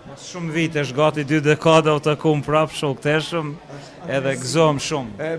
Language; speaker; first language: Albanian; native; Albanian